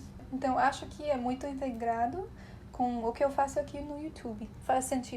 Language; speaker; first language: Portuguese; non-native, fluent; English